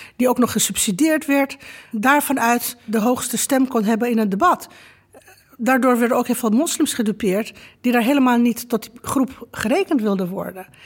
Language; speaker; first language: Dutch; non-native, fluent; Romanian